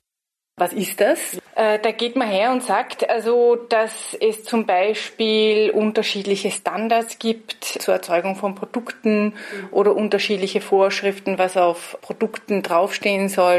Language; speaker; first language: German; native; German